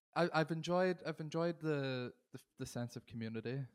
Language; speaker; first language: English; native; English